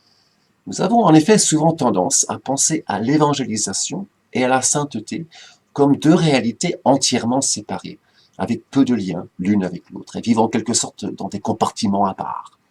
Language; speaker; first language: French; native; French